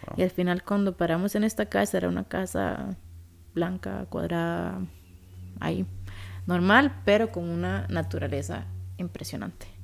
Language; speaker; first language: Spanish; native; Spanish